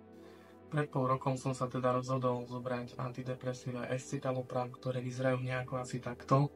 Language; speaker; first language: Slovak; native; Slovak